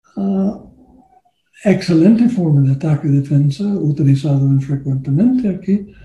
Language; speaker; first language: Spanish; non-native, learner; English